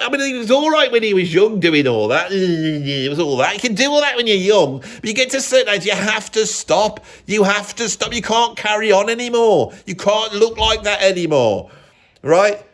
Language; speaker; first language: English; native; English